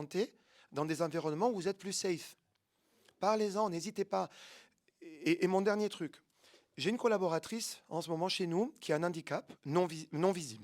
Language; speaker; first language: French; native; French